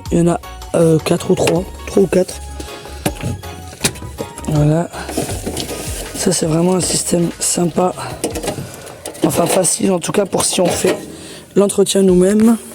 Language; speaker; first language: French; native; French